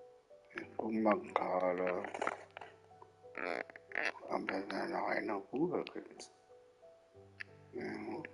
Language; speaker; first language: German; non-native, learner; Vietnamese